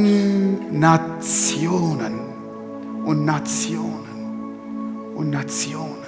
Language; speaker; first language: German; non-native, fluent; Arabic